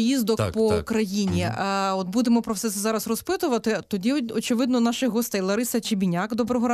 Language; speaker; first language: Ukrainian; native; Ukrainian